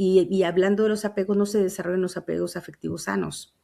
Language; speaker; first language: Spanish; native; Spanish